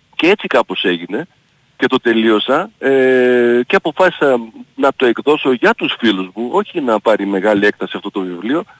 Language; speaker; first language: Greek; native; Greek